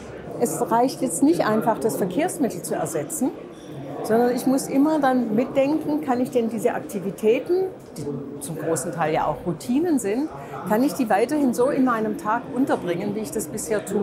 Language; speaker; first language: German; native; German